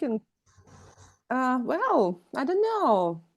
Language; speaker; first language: English; non-native, learner; Russian